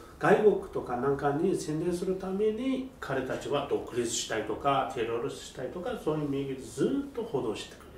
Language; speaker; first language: Japanese; non-native, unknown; Uyghur